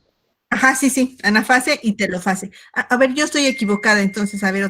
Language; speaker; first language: Spanish; native; Spanish